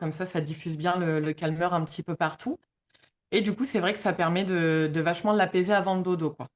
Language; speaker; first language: French; native; French